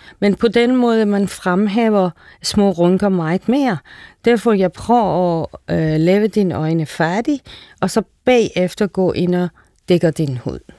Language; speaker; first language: Danish; non-native, fluent; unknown